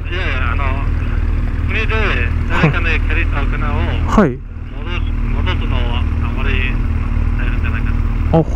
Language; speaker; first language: Japanese; non-native, learner; Mongolian